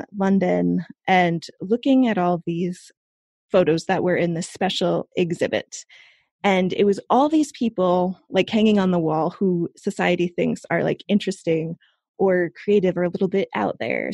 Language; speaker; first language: English; native; English